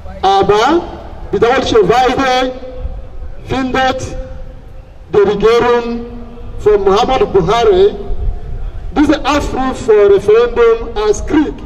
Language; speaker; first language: German; non-native, fluent; Igbo